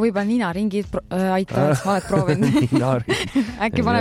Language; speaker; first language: Estonian; native; Estonian